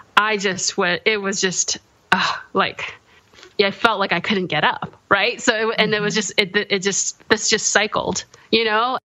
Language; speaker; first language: English; early bilingual, other home language; Korean